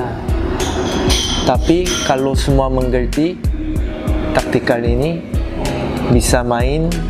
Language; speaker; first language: Indonesian; non-native, learner; Korean